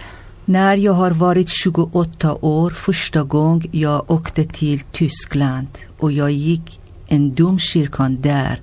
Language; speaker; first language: Swedish; non-native, learner; Persian